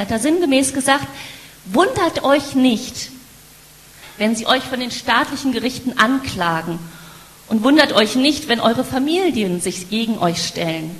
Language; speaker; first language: German; native; German